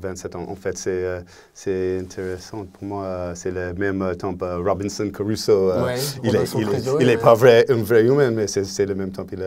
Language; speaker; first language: French; non-native, learner; English